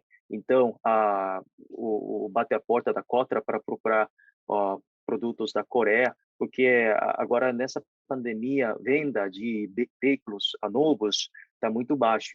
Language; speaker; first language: Portuguese; non-native, fluent; Korean